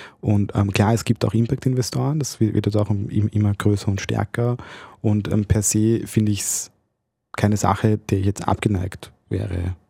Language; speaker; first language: German; early bilingual, other home language; Bosnian